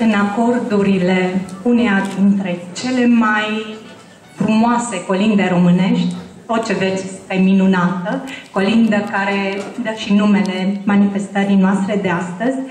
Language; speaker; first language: Romanian; native; Romanian